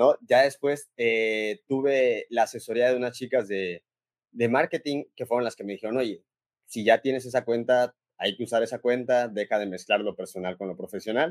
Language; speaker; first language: Spanish; native; Spanish